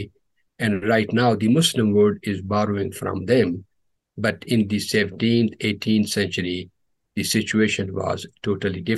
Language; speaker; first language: English; non-native, local second language; Urdu